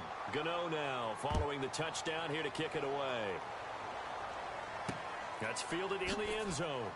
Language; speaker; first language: English; native; English